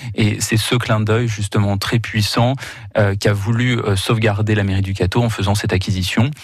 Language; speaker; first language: French; native; French